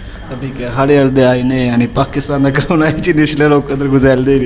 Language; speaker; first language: Turkish; non-native, fluent; Urdu